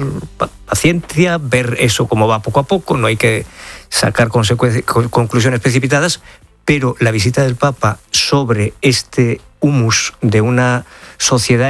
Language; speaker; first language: Spanish; native; Spanish